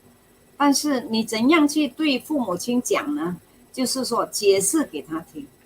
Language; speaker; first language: Chinese; native; Chinese